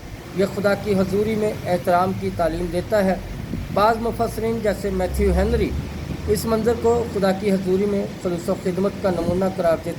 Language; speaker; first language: Urdu; native; Urdu